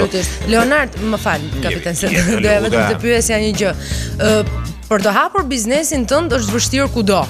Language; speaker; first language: Albanian; native; Albanian